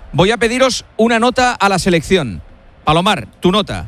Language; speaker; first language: Spanish; native; Spanish